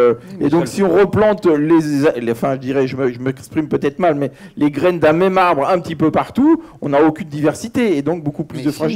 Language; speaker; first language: French; native; French